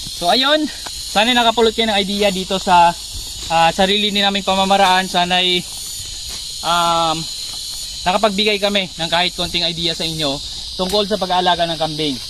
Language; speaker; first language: Filipino; native; Filipino